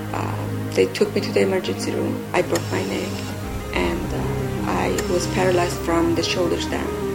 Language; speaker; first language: English; non-native, fluent; Persian